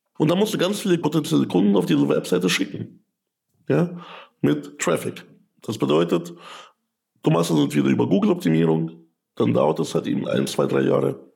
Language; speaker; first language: German; early bilingual, other home language; Russian